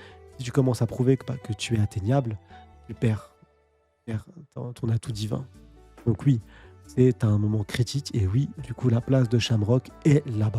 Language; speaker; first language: French; native; French